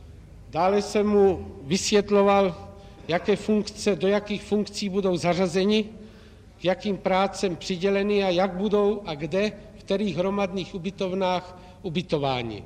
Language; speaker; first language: Czech; native; Czech